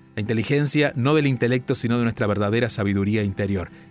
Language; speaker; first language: Spanish; native; Spanish